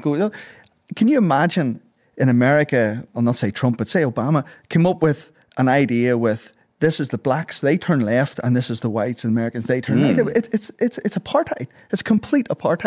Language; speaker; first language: English; native; English